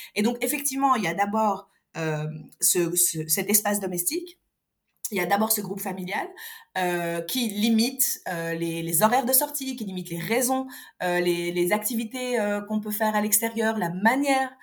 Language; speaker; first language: French; non-native, local second language; Arabic